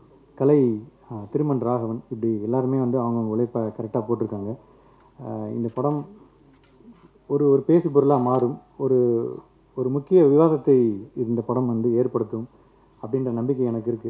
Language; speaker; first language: Tamil; native; Tamil